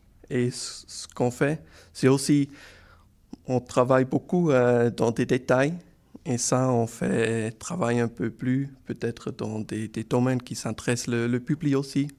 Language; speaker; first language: French; non-native, local second language; German